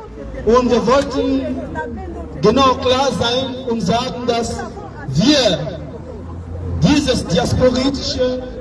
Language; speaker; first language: German; non-native, learner; French